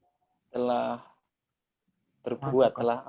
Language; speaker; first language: Indonesian; native; Indonesian